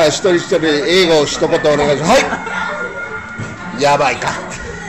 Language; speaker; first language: Japanese; non-native, fluent; English